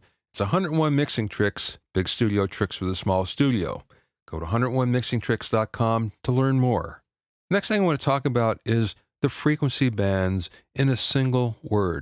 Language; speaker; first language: English; native; English